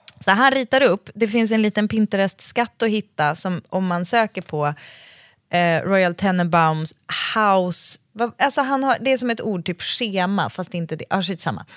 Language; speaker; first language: Swedish; native; Swedish